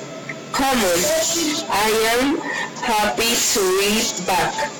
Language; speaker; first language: English; non-native, learner; Spanish